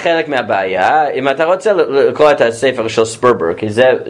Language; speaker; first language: Hebrew; non-native, fluent; English